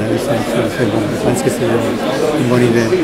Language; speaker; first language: French; non-native, fluent; Spanish